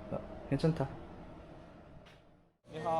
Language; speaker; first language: Chinese; non-native, fluent; Korean